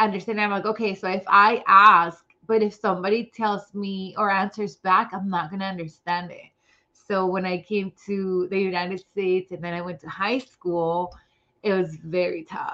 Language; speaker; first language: English; non-native, fluent; Spanish